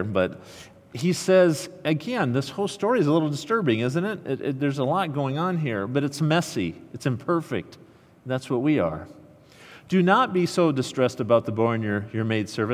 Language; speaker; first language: English; native; English